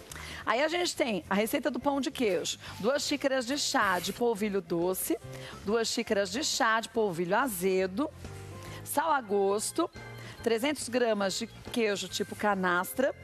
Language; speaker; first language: Portuguese; native; Portuguese